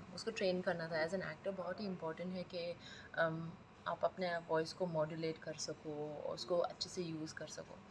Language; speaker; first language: Hindi; non-native, fluent; Persian